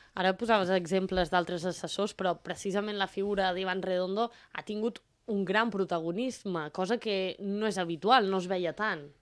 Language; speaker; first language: Catalan; native; Catalan